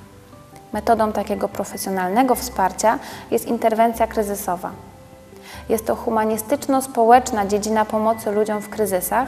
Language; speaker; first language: Polish; native; Polish